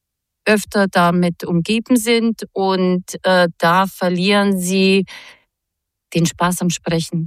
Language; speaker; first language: German; non-native, fluent; Croatian